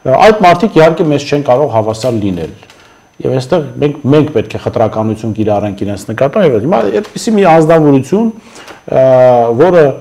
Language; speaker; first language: Armenian; non-native, local second language; Kurdish